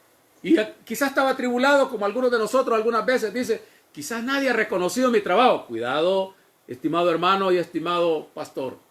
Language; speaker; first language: Spanish; native; Spanish